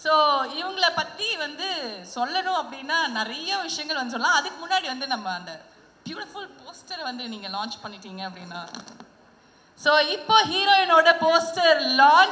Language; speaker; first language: Tamil; native; Tamil